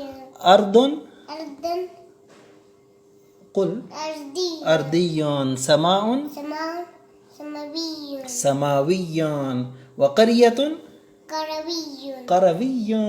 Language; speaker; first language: Arabic; non-native, fluent; Urdu